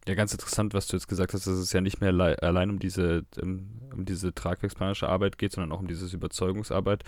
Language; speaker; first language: German; native; German